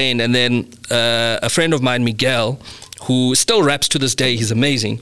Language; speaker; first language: English; native; English